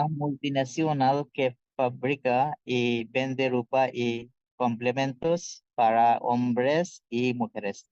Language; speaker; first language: Spanish; non-native, learner; Bangla